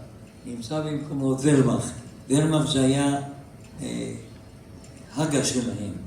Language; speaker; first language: Hebrew; non-native, fluent; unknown